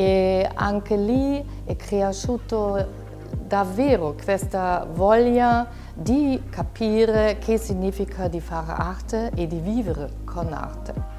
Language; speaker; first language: Italian; non-native, fluent; German